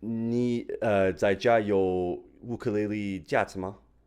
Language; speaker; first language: Chinese; non-native, fluent; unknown